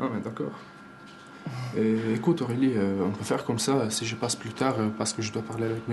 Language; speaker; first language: French; early bilingual, other home language; Albanian